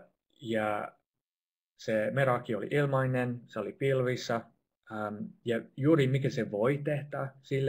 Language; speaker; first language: Finnish; non-native, fluent; English